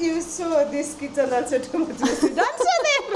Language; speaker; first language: English; non-native, learner; Nepali